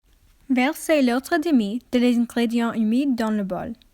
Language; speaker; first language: French; non-native, learner; English